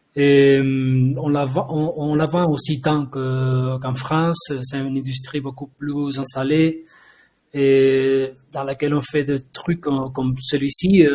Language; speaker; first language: French; non-native, fluent; Spanish